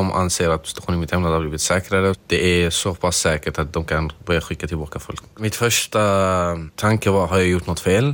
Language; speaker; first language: Swedish; non-native, fluent; Arabic